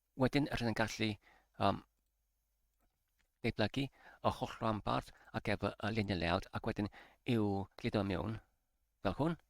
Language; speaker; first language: Welsh; non-native, learner; English